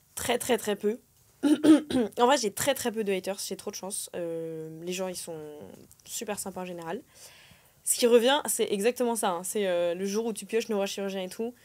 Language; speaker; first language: French; native; French